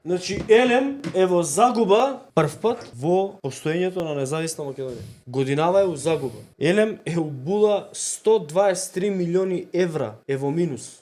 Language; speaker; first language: Macedonian; native; Macedonian